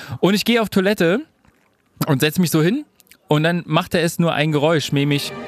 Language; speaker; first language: German; native; German